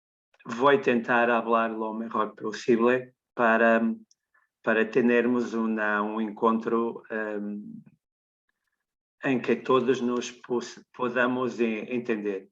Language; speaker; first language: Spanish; non-native, learner; Portuguese